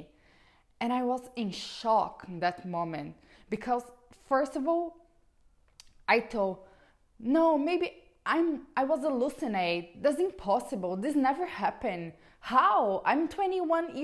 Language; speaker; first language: English; non-native, learner; Portuguese